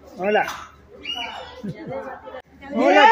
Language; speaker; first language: Spanish; non-native, learner; English